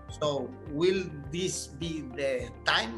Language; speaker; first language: English; non-native, fluent; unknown